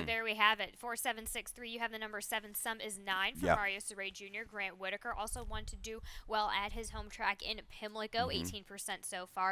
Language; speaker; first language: English; native; English